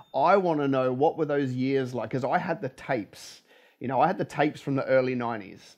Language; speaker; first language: English; native; English